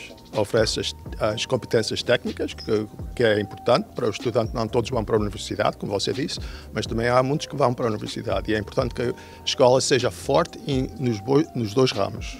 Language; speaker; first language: Portuguese; early bilingual, heritage; Portuguese